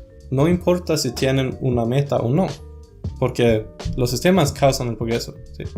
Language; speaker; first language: Spanish; non-native, fluent; Swedish